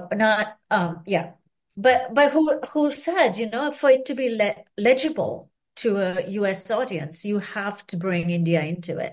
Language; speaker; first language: English; non-native, local second language; Sinhala